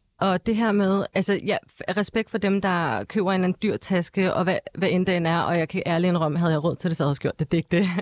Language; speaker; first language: Danish; early bilingual, other home language; Turkish